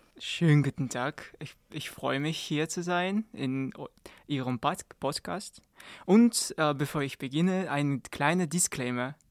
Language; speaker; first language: German; non-native, learner; Kazakh